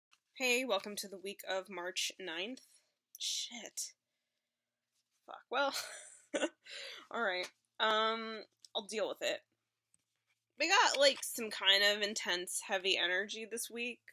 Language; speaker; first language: English; native; English